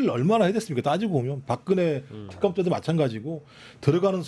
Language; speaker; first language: Korean; native; Korean